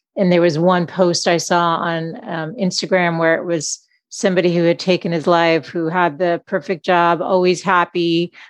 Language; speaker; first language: English; native; English